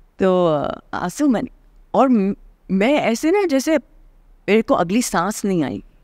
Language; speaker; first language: Hindi; native; Hindi